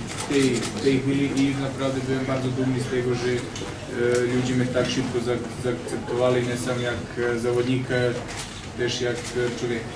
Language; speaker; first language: Polish; non-native, fluent; Serbian